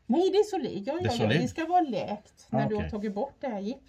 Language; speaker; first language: Swedish; native; Swedish